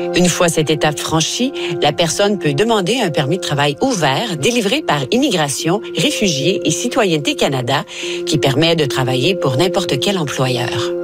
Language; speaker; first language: French; native; French